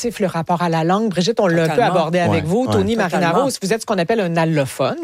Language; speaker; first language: French; native; French